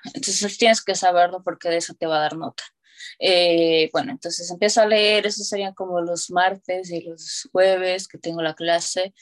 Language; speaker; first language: Spanish; native; Spanish